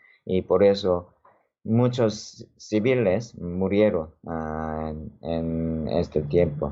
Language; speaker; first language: Spanish; non-native, learner; Korean